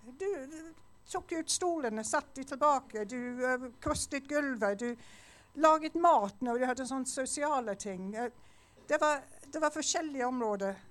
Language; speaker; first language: Norwegian; non-native, fluent; English